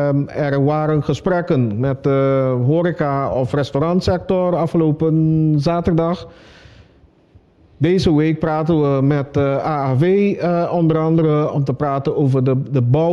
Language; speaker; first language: Dutch; non-native, local second language; Papiamento